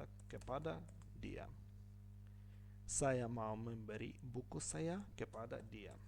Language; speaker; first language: Indonesian; non-native, learner; Ukrainian